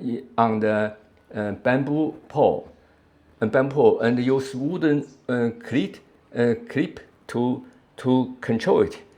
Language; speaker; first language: English; non-native, learner; Chinese